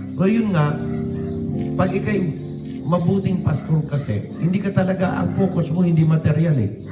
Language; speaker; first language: Filipino; non-native, local second language; Cebuano